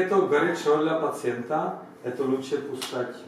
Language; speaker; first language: Russian; non-native, learner; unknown